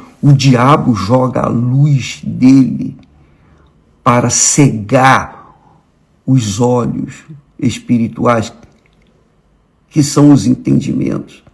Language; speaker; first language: Portuguese; native; Portuguese